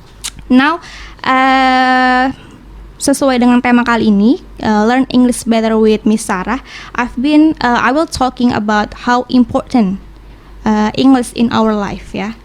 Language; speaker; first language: English; non-native, learner; Indonesian